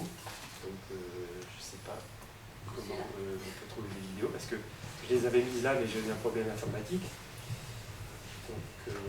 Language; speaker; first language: French; native; French